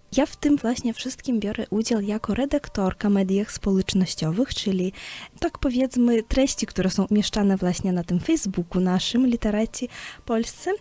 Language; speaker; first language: Polish; native; Polish